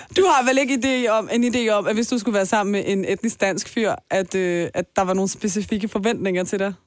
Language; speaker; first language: Danish; early bilingual, other home language; Persian